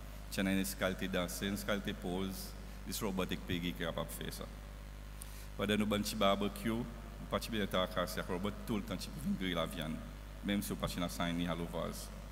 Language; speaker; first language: French; non-native, local second language; Seselwa Creole French